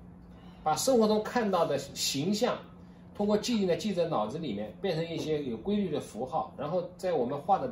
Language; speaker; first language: Chinese; native; Chinese